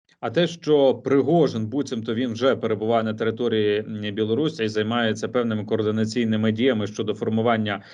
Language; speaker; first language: Ukrainian; native; Ukrainian